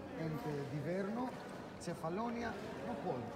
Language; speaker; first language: Italian; non-native, learner; Greek